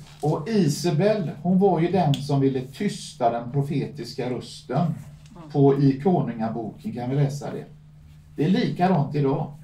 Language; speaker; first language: Swedish; native; Swedish